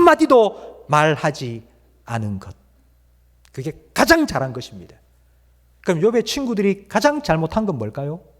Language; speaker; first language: Korean; native; Korean